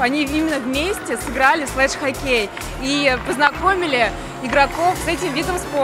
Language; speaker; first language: Russian; native; Russian